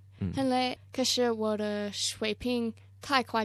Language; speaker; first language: Chinese; non-native, learner; English